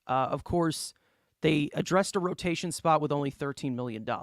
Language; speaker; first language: English; native; English